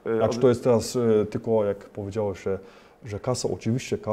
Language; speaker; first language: Polish; early bilingual, heritage; Polish